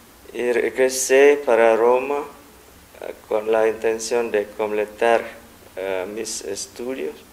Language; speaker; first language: Spanish; non-native, fluent; Vietnamese